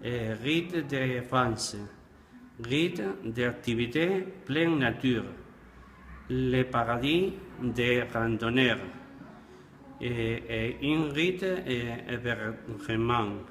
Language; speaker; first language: French; non-native, learner; Spanish